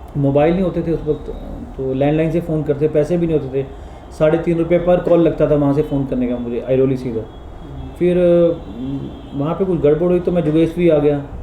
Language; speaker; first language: Hindi; non-native, local second language; Punjabi